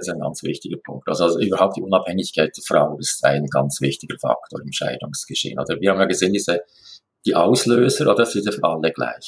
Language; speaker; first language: German; native; German